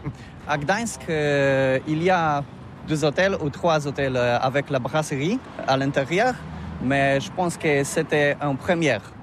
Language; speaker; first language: French; non-native, learner; Polish